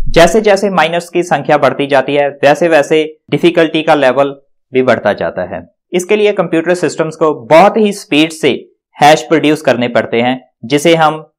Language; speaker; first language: Hindi; non-native, local second language; Punjabi